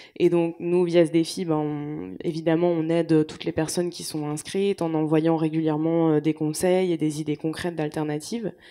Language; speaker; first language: French; native; French